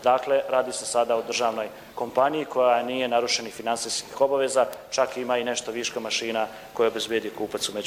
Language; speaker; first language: Croatian; native; Croatian